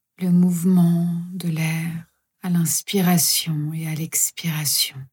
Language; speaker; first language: French; native; French